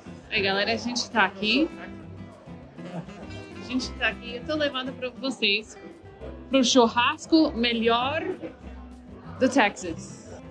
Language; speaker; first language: Portuguese; non-native, fluent; English